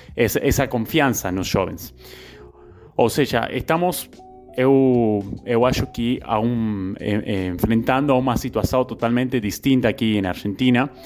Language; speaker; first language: Portuguese; non-native, learner; Spanish